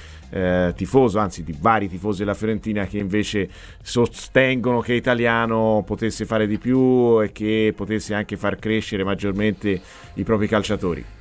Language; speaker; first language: Italian; native; Italian